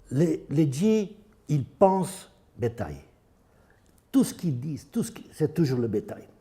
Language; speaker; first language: French; non-native, fluent; Dutch